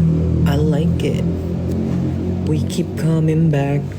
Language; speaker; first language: English; non-native, local second language; Filipino